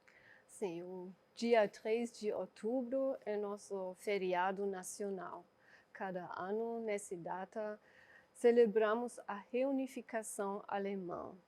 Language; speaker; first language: Portuguese; non-native, fluent; German